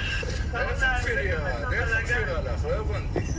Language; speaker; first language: Hebrew; native; Hebrew